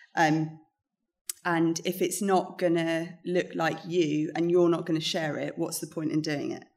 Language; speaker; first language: English; native; English